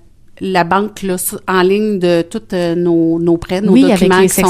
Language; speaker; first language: French; native; French